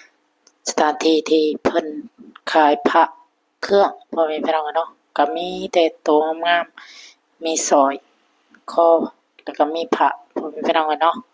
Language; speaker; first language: Thai; non-native, local second language; Northeastern Thai